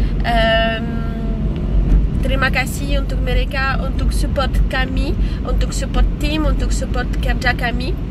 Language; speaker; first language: Indonesian; non-native, learner; French